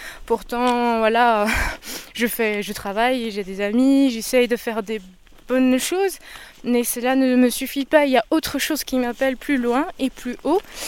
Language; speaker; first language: French; non-native, fluent; Chinese